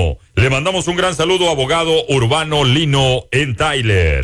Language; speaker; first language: Spanish; native; Spanish